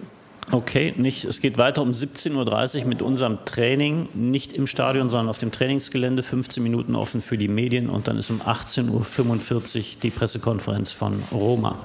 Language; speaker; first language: German; native; German